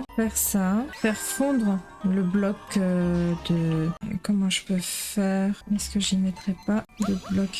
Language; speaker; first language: French; native; French